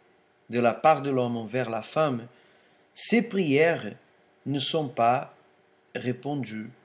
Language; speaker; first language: French; non-native, fluent; Portuguese